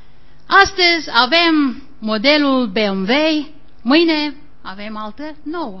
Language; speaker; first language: Romanian; non-native, learner; English